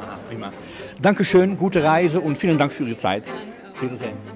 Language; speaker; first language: German; non-native, fluent; Dutch